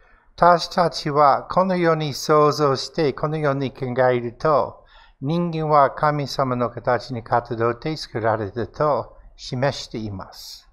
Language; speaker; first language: Japanese; non-native, fluent; English